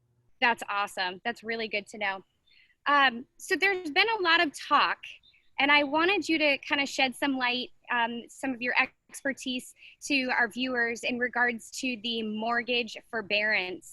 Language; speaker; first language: English; native; English